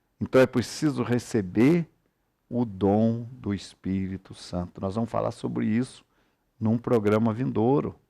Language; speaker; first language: Portuguese; native; Portuguese